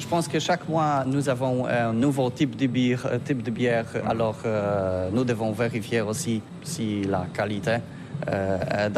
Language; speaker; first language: French; non-native, learner; Polish